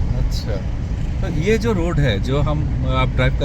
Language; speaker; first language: Hindi; non-native, learner; Bangla